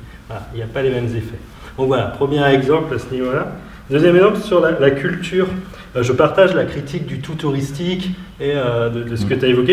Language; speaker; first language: French; native; French